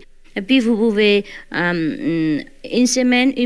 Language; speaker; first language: French; non-native, learner; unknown